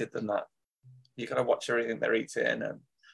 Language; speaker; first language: English; native; English